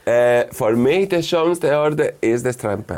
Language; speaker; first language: German; non-native, fluent; Spanish